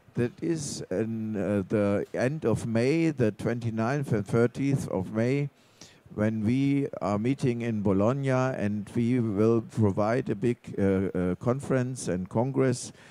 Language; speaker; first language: English; non-native, fluent; German